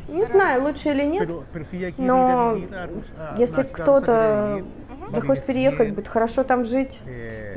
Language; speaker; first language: Russian; non-native, learner; Spanish